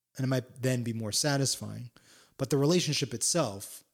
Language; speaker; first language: English; native; English